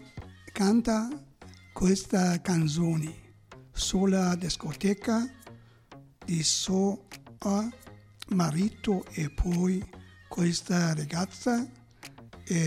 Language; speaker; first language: Italian; non-native, learner; Persian